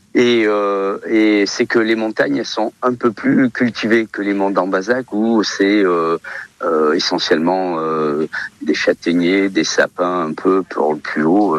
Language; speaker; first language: French; early bilingual, other home language; Portuguese